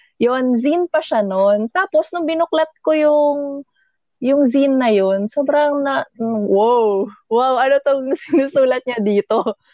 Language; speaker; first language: Filipino; native; Filipino